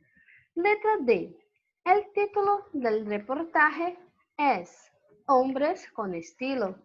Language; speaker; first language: Spanish; non-native, fluent; Portuguese